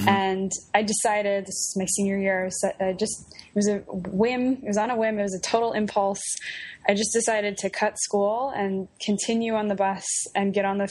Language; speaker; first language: English; native; English